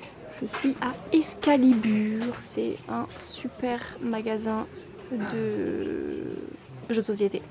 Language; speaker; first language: French; native; French